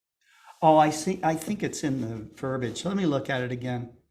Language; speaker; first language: English; native; English